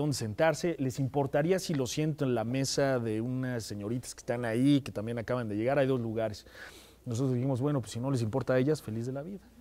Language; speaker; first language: Spanish; native; Spanish